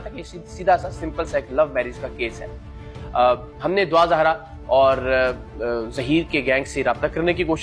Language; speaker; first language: Urdu; native; Urdu